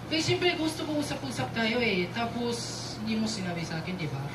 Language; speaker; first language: Filipino; non-native, learner; Japanese